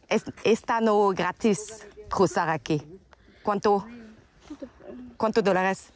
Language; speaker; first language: Spanish; non-native, learner; English